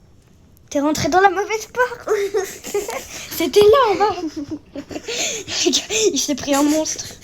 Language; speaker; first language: French; native; French